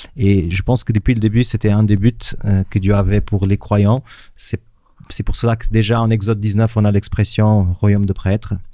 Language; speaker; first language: French; non-native, fluent; Portuguese